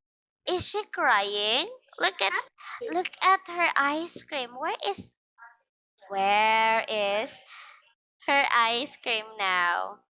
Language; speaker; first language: English; non-native, fluent; Filipino